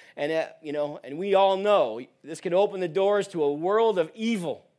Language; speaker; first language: English; native; English